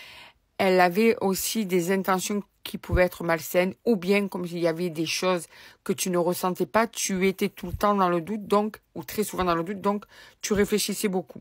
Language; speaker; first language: French; native; French